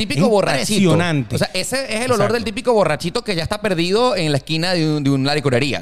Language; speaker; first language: Spanish; native; Spanish